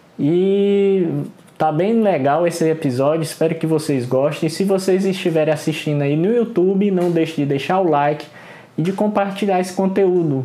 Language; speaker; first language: Portuguese; native; Portuguese